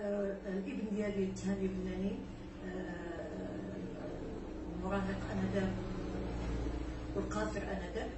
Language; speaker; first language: Arabic; native; Arabic